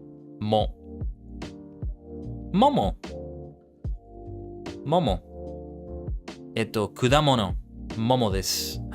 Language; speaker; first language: Japanese; non-native, learner; English